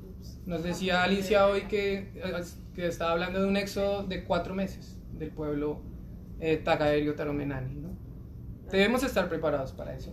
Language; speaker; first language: Spanish; native; Spanish